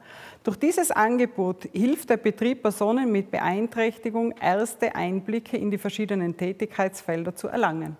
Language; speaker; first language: German; native; German